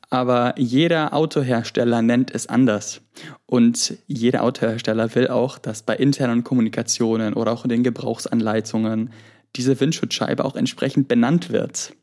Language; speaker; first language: German; early bilingual, other home language; Greek